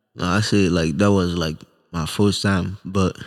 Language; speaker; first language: English; non-native, local second language; Swahili